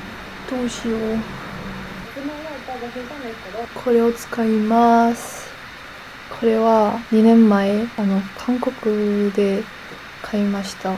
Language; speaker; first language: Japanese; non-native, learner; French